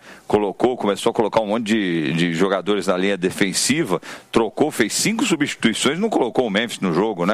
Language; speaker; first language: Portuguese; native; Portuguese